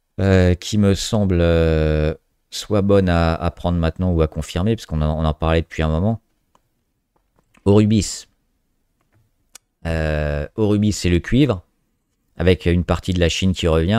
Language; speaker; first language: French; native; French